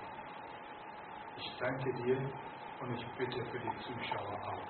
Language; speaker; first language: German; non-native, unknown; Akan